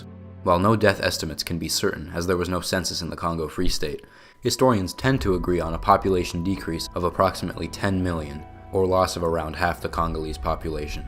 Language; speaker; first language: English; native; English